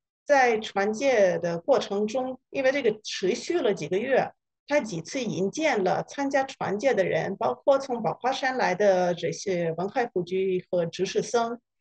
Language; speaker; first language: Chinese; non-native, fluent; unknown